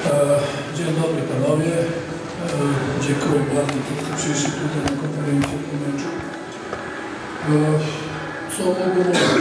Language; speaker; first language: Polish; non-native, learner; Serbian